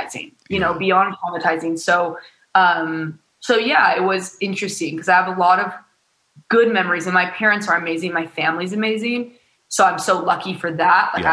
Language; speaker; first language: English; native; English